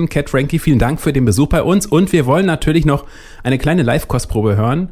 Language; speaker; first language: German; native; German